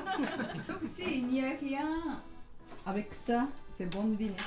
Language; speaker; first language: French; non-native, learner; Japanese